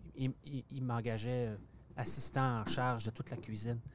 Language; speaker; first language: French; native; French